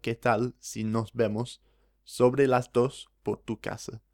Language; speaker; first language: Spanish; non-native, fluent; English